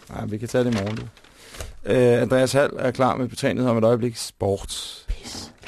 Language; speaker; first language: Danish; native; Danish